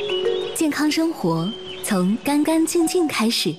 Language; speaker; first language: Chinese; native; Chinese